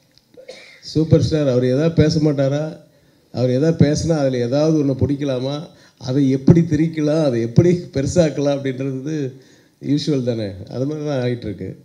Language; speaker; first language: Tamil; native; Tamil